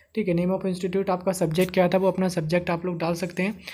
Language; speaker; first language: Hindi; native; Hindi